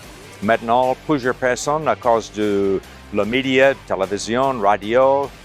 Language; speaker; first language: French; non-native, local second language; Haitian Creole